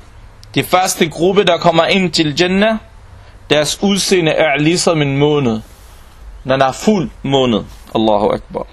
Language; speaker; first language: Danish; non-native, local second language; Arabic